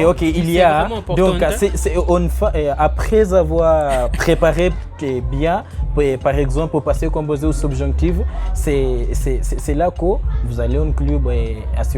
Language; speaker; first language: French; non-native, learner; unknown